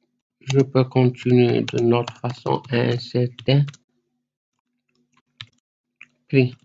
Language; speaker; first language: French; non-native, fluent; Arabic